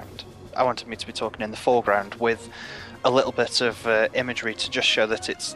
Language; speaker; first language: English; native; English